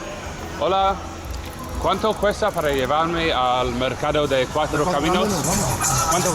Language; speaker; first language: Spanish; non-native, learner; English